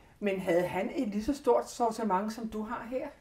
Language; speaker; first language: Danish; native; Danish